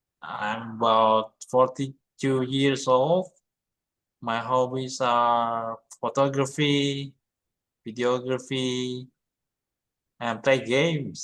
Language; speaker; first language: English; non-native, learner; Indonesian